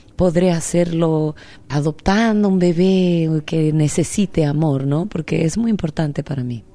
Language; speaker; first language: Spanish; native; Spanish